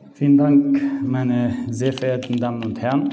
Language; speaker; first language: German; non-native, fluent; Arabic